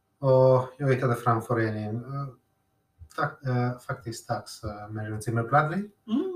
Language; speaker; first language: Swedish; non-native, fluent; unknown